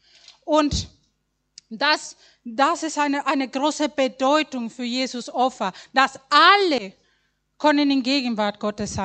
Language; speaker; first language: German; non-native, learner; Spanish